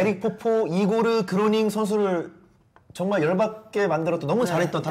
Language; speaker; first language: Korean; native; Korean